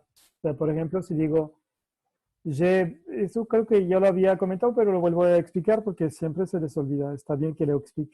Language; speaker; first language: Spanish; non-native, fluent; French